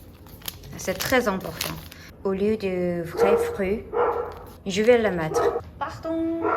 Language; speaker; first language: French; non-native, learner; Korean